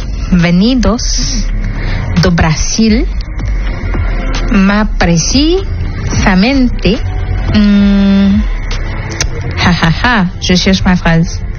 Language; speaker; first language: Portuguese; non-native, learner; French